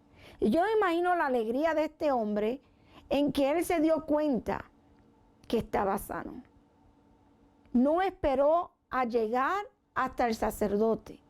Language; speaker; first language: Spanish; native; Spanish